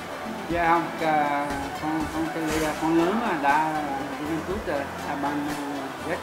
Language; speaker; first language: Vietnamese; non-native, learner; Portuguese